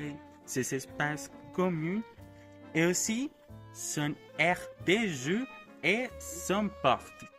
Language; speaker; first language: French; non-native, learner; Spanish